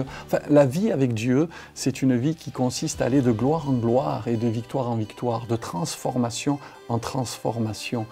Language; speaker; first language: French; native; French